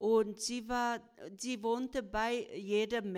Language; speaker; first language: German; non-native, fluent; Croatian